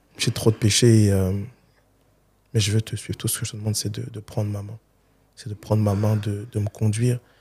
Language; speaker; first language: French; early bilingual, other home language; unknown